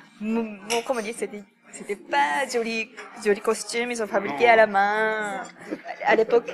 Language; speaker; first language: French; non-native, fluent; Japanese